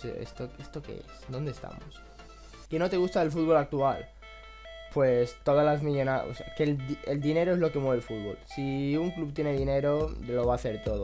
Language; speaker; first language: Spanish; native; Spanish